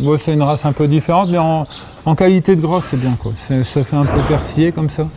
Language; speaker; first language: French; native; French